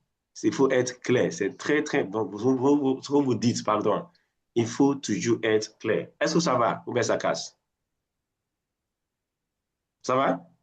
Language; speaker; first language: French; non-native, fluent; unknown